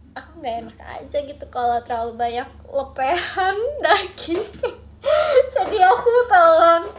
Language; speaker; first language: Indonesian; native; Indonesian